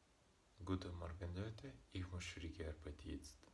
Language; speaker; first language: German; non-native, learner; Russian